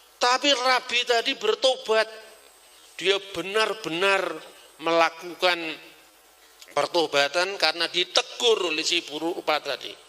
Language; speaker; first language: Indonesian; non-native, local second language; Javanese